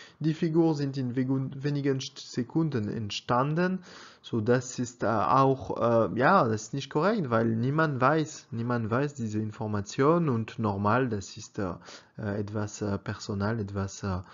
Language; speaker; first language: German; non-native, learner; French